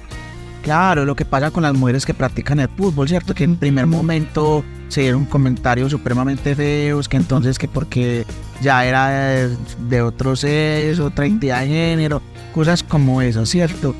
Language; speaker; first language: Spanish; native; Spanish